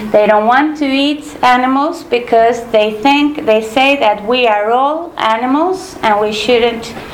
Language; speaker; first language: English; non-native, fluent; Spanish